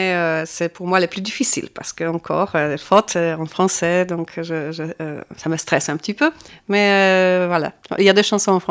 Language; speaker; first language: French; non-native, fluent; Polish